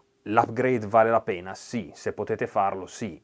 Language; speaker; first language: Italian; native; Italian